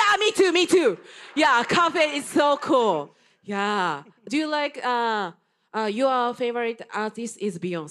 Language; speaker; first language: English; non-native, learner; Japanese